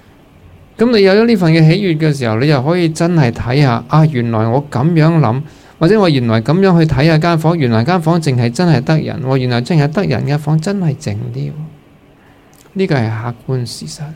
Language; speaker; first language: Cantonese; native; Cantonese